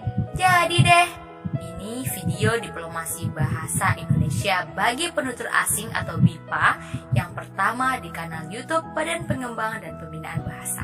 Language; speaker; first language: Indonesian; native; Indonesian